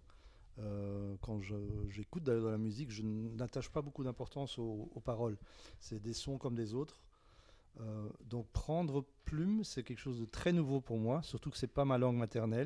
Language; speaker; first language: French; native; French